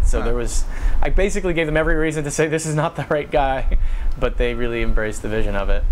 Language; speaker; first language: English; native; English